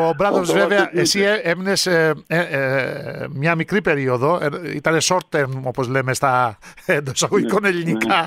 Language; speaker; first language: Greek; native; Greek